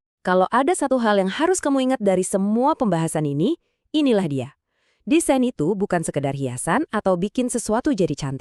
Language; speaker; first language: Indonesian; native; Indonesian